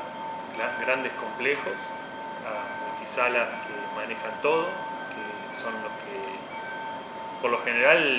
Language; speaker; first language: Spanish; native; Spanish